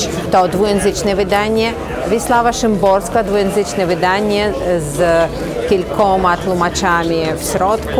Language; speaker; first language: Polish; non-native, local second language; Belarusian